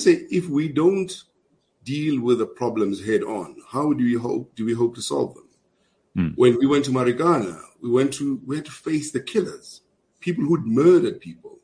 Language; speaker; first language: English; non-native, local second language; Zulu